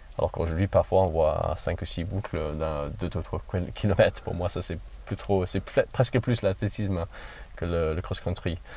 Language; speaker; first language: French; non-native, fluent; English